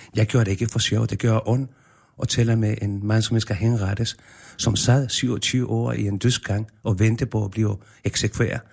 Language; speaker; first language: Danish; non-native, fluent; Spanish